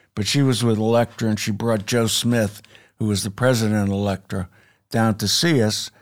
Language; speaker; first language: English; native; English